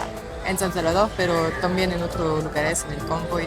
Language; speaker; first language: Spanish; non-native, learner; French